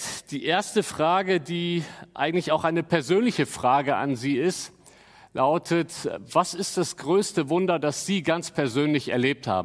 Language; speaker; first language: German; native; German